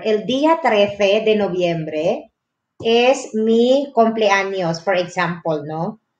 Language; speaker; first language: Spanish; non-native, fluent; Filipino